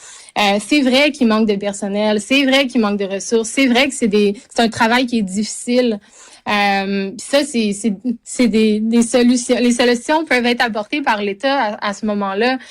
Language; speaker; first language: French; native; French